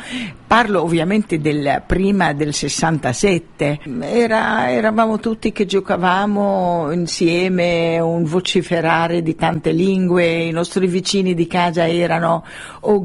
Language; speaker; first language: Italian; non-native, fluent; Arabic